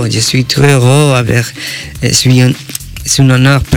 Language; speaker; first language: French; non-native, learner; Spanish